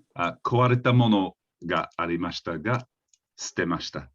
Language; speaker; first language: Japanese; non-native, fluent; English